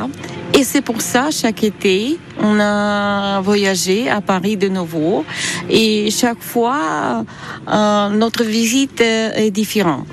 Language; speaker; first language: French; non-native, learner; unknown